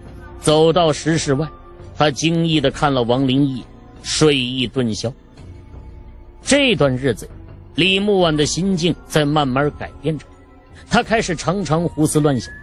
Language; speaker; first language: Chinese; native; Chinese